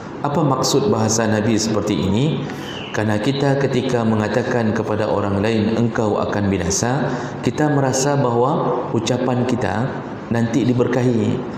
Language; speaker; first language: Malay; non-native, local second language; Achinese